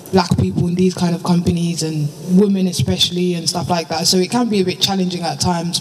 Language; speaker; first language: English; native; English